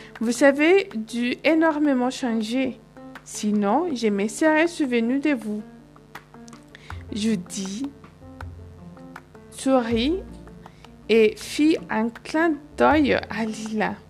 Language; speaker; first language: French; non-native, fluent; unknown